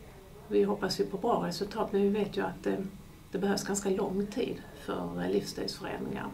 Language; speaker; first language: Swedish; native; Swedish